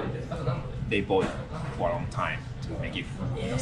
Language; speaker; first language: English; non-native, fluent; Japanese